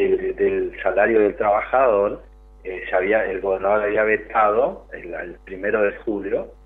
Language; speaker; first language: Spanish; native; Spanish